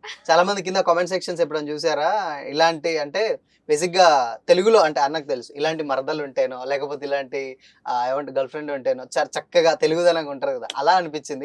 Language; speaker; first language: Telugu; native; Telugu